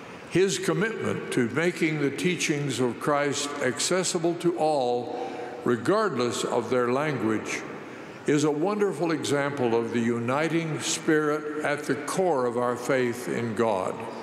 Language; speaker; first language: English; native; English